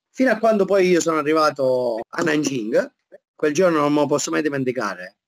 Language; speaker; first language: Italian; native; Italian